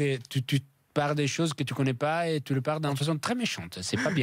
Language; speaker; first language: French; non-native, fluent; Italian